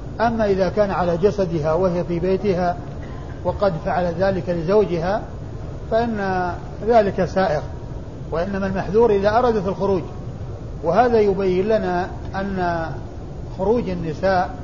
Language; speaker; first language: Arabic; native; Arabic